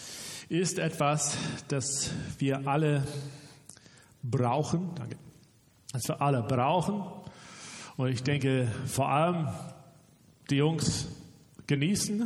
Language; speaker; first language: German; non-native, fluent; English